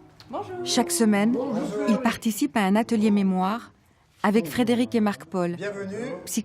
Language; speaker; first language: French; native; French